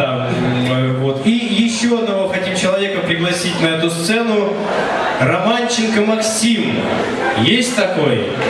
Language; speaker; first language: Russian; native; Russian